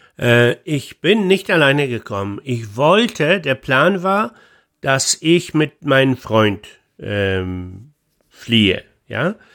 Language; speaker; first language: German; non-native, fluent; Polish